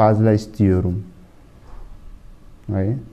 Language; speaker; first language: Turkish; non-native, learner; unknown